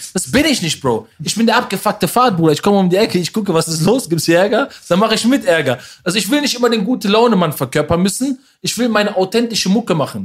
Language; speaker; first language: German; early bilingual, other home language; Persian